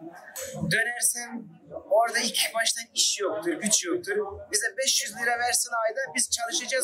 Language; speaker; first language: Turkish; non-native, fluent; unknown